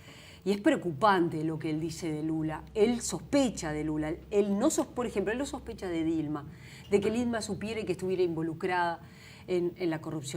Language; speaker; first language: Spanish; native; Spanish